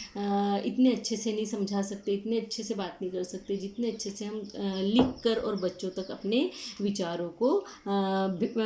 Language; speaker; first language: Hindi; non-native, local second language; Marathi